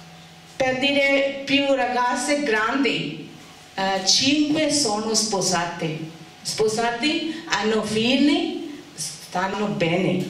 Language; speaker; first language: Italian; non-native, learner; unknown